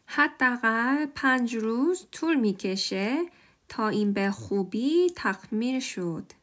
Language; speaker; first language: Persian; non-native, learner; Korean